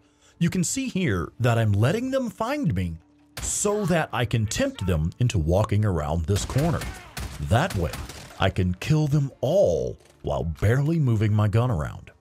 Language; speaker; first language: English; native; English